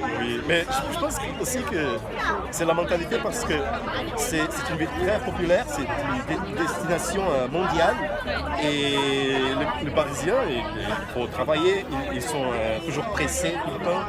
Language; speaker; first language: French; non-native, fluent; Portuguese